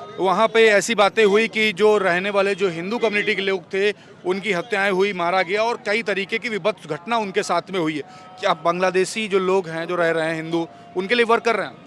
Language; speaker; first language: Hindi; native; Hindi